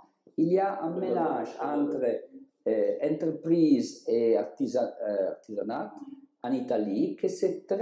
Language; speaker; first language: French; non-native, learner; Italian